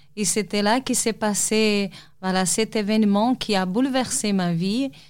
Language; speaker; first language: French; non-native, fluent; Portuguese